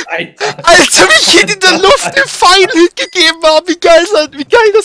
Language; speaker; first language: German; native; German